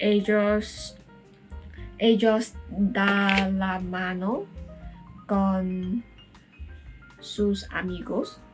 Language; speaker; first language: Spanish; non-native, learner; Malay